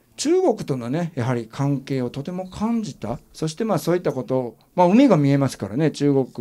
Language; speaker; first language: Japanese; native; Japanese